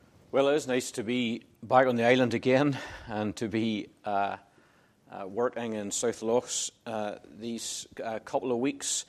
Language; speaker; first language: English; native; English